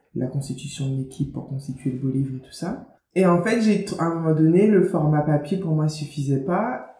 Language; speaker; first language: French; native; French